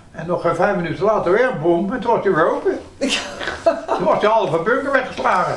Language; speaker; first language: Dutch; native; Dutch